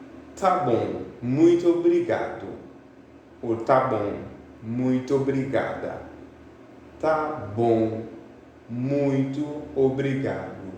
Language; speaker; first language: Portuguese; non-native, fluent; Haitian Creole